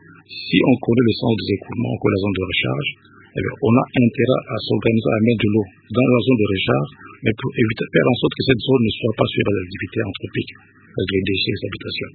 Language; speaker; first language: French; non-native, local second language; Lingala